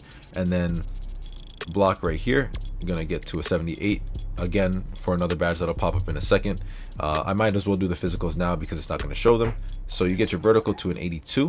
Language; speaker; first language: English; native; English